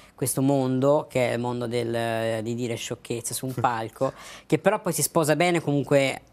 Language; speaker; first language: Italian; native; Italian